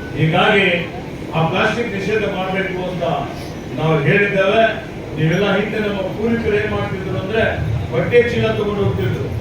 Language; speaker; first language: Kannada; native; Kannada